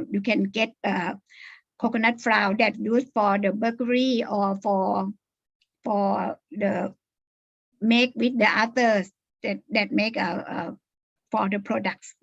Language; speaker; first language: English; non-native, learner; Thai